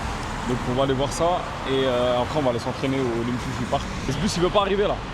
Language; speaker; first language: French; native; French